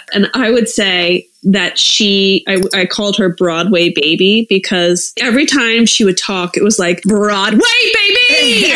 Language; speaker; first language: English; native; English